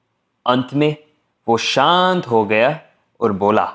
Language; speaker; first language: Hindi; non-native, learner; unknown